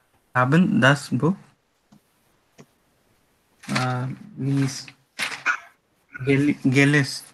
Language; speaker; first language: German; non-native, learner; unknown